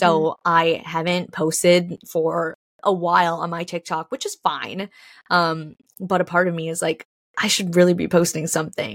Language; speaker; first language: English; early bilingual, other home language; Chinese